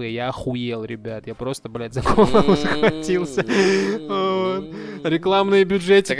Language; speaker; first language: Russian; native; Russian